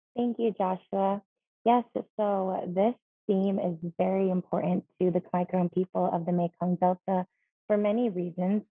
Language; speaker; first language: English; native; English